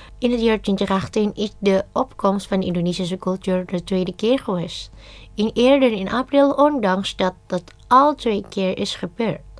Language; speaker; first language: Dutch; non-native, fluent; Indonesian